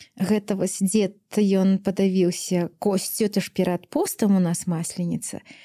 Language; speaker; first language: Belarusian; native; Belarusian